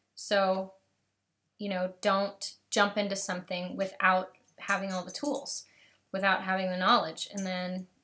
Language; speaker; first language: English; native; English